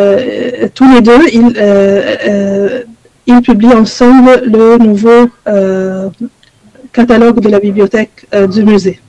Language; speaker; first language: French; non-native, fluent; Arabic